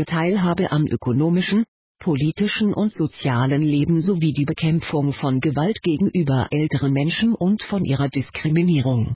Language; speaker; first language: German; native; German